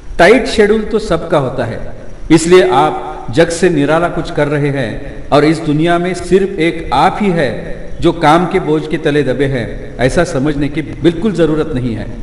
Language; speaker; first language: Hindi; non-native, local second language; Marathi